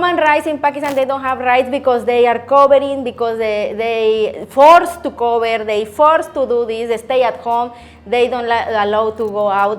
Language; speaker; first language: English; non-native, learner; Spanish